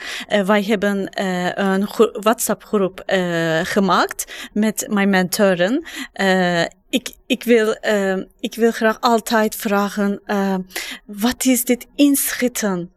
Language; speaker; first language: Dutch; non-native, learner; Turkish